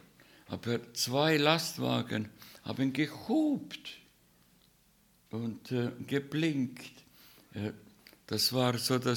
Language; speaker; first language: German; non-native, fluent; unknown